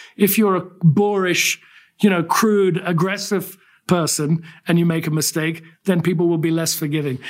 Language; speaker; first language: English; native; English